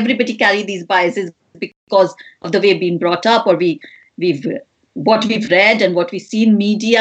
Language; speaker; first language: English; non-native, local second language; Hindi